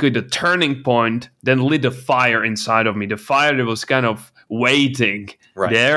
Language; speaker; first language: English; non-native, fluent; Czech